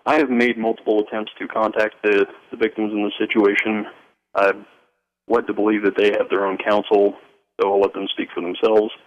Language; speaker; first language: English; native; English